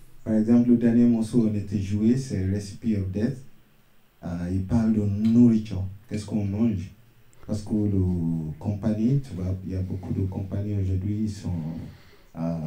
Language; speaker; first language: French; non-native, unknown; Yoruba